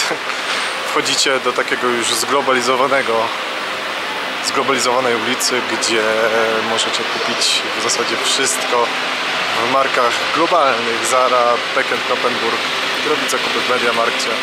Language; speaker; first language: Polish; native; Polish